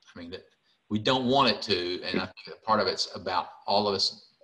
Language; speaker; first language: English; native; English